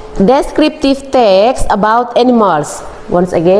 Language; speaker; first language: English; non-native, learner; Indonesian